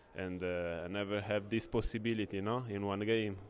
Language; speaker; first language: English; non-native, learner; Italian